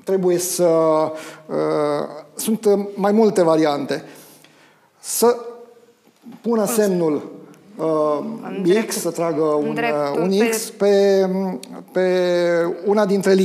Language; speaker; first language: Romanian; native; Romanian